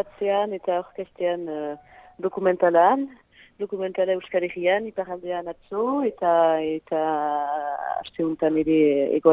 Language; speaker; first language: Basque; non-native, local second language; French